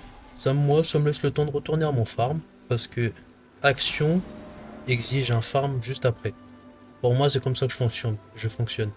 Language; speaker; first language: French; native; French